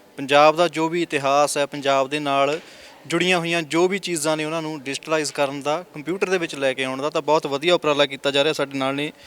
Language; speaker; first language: Punjabi; native; Punjabi